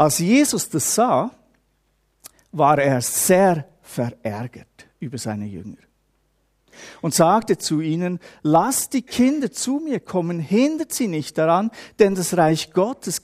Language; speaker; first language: German; native; German